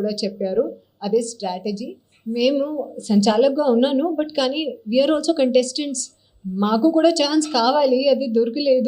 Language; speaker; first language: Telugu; non-native, learner; Hindi